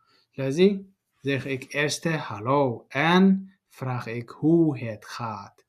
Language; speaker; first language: Dutch; non-native, learner; Tigrinya